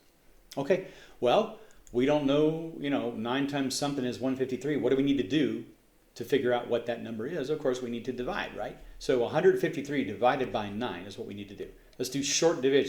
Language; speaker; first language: English; native; English